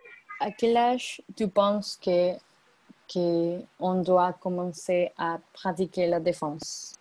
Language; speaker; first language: French; non-native, learner; Spanish